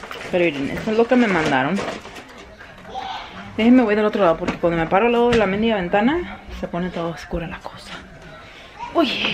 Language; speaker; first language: Spanish; early bilingual, heritage; Spanish